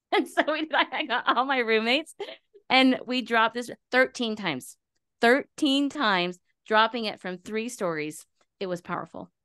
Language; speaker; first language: English; native; English